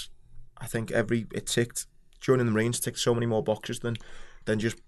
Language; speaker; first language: English; native; English